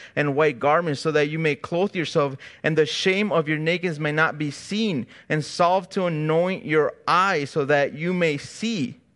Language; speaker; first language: English; native; English